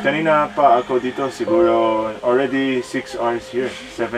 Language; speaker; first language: Filipino; non-native, learner; Arabic